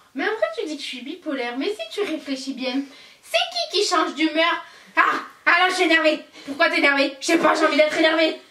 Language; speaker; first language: French; native; French